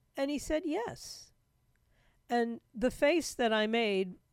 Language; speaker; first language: English; native; English